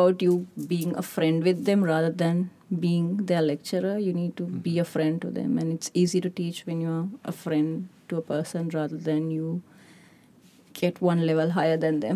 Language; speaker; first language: English; non-native, local second language; Sinhala